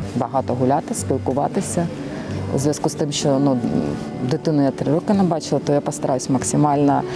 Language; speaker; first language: Ukrainian; native; Ukrainian